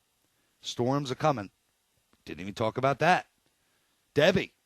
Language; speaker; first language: English; native; English